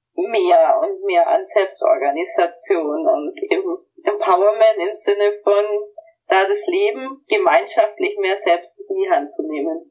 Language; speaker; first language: German; native; German